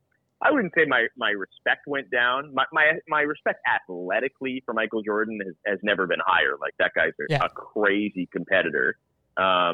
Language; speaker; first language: English; native; English